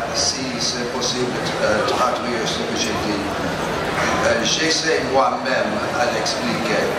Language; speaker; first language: French; non-native, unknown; English